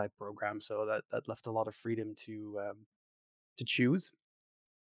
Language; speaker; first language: English; non-native, fluent; Dutch